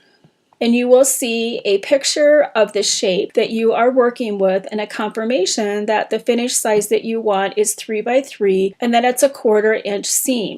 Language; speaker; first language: English; native; English